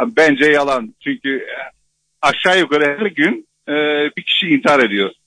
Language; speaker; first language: Turkish; early bilingual, heritage; Turkish